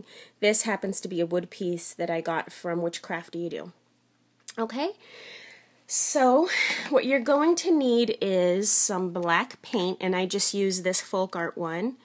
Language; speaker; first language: English; native; English